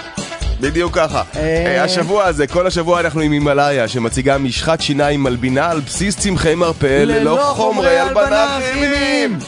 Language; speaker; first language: Hebrew; native; Hebrew